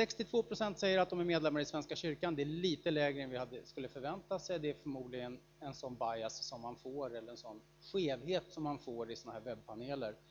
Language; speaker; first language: Swedish; native; Swedish